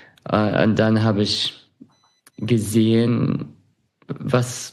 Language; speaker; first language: German; non-native, fluent; English